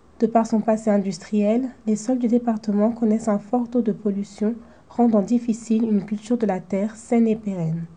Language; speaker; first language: French; native; French